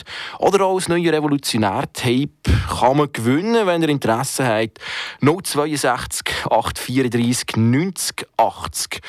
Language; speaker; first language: German; native; German